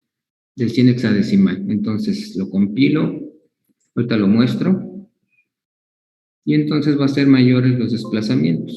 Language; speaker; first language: Spanish; native; Spanish